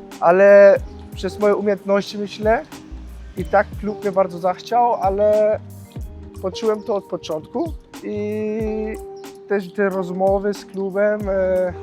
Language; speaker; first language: Polish; early bilingual, heritage; Polish